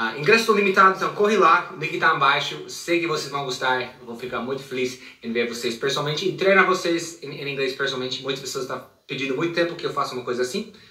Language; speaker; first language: Portuguese; non-native, fluent; English